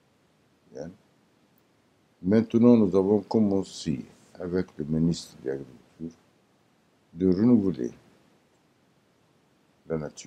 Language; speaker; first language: French; non-native, learner; Arabic